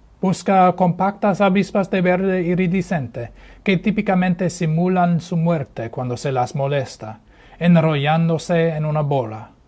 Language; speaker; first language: Spanish; non-native, fluent; English